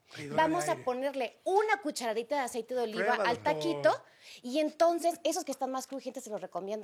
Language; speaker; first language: Spanish; native; Spanish